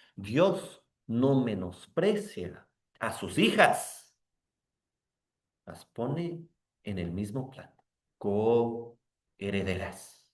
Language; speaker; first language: Spanish; native; Spanish